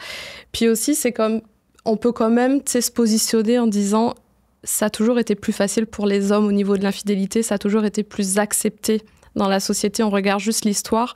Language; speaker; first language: French; native; French